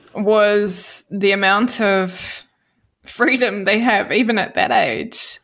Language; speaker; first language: English; native; English